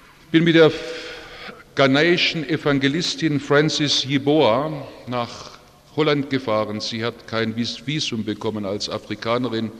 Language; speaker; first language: German; native; German